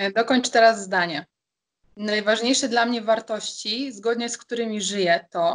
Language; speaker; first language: Polish; native; Polish